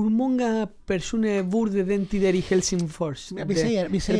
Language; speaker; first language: Swedish; non-native, learner; Spanish